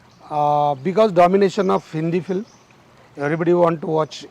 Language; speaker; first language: Telugu; non-native, learner; Marathi